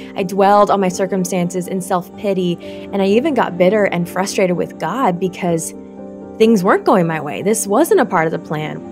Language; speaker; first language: English; native; English